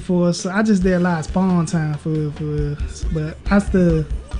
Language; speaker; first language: English; native; English